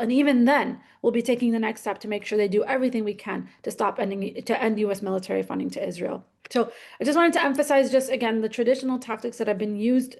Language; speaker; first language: English; native; English